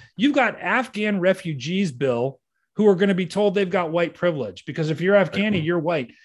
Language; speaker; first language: English; native; English